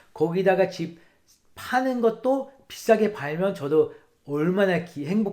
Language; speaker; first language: Korean; early bilingual, heritage; English